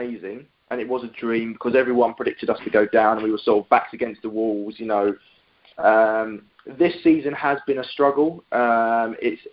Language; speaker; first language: English; native; English